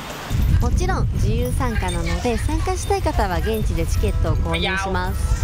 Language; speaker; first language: Japanese; native; Japanese